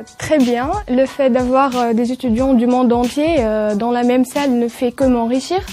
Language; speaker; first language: French; non-native, local second language; Arabic